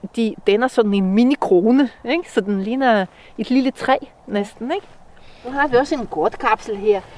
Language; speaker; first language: Danish; non-native, fluent; Russian